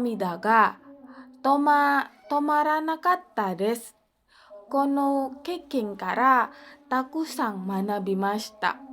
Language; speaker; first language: Japanese; non-native, learner; Indonesian